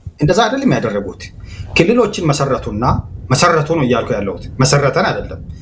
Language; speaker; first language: Amharic; non-native, local second language; Hadiyya